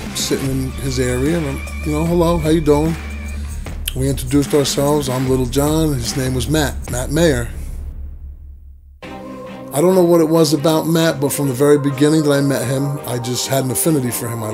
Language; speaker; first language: English; native; English